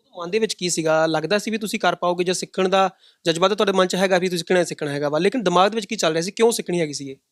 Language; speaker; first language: Punjabi; native; Punjabi